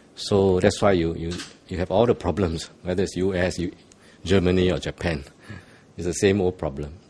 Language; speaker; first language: English; non-native, local second language; Chinese